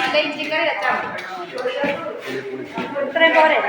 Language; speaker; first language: Malayalam; native; Malayalam